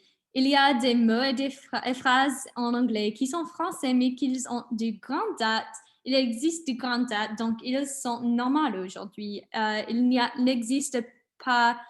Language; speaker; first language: French; non-native, learner; English